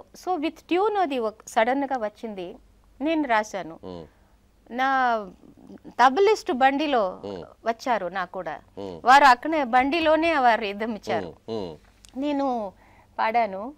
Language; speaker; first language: Telugu; non-native, local second language; Tamil